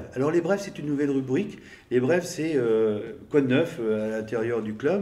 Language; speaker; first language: French; native; French